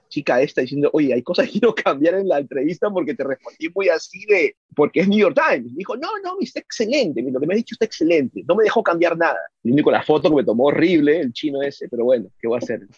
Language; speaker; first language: Spanish; native; Spanish